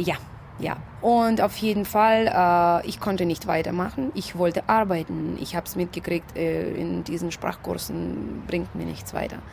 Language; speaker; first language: German; non-native, fluent; Russian